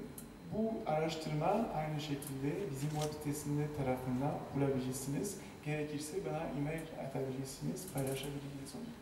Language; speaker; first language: Turkish; non-native, fluent; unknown